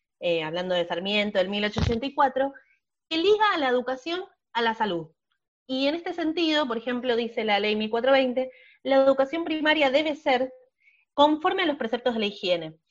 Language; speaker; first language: Spanish; native; Spanish